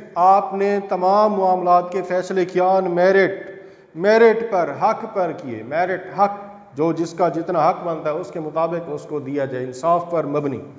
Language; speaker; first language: Urdu; non-native, local second language; Saraiki